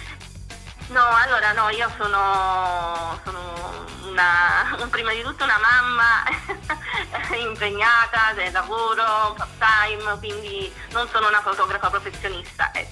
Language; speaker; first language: Italian; native; Italian